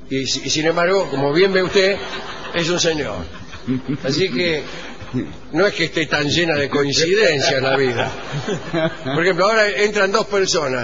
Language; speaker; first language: Spanish; native; Spanish